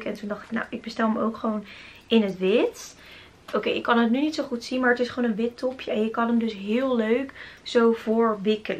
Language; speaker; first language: Dutch; native; Dutch